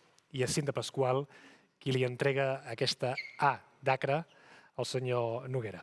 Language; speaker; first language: Catalan; native; Catalan